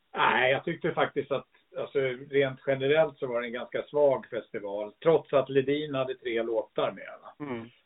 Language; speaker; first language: Swedish; early bilingual, other home language; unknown